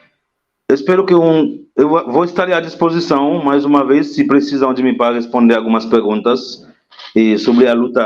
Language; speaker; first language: Portuguese; non-native, fluent; Haitian Creole